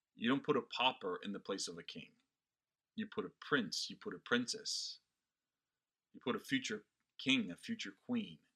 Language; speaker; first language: English; non-native, fluent; Portuguese